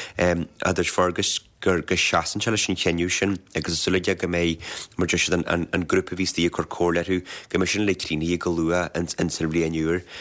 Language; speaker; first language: Irish; native; Irish